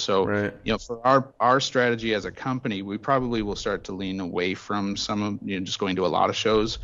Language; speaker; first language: English; native; English